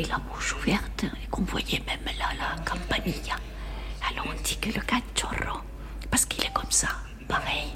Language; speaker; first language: French; non-native, fluent; Spanish